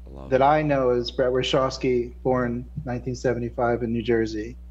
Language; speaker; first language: English; native; English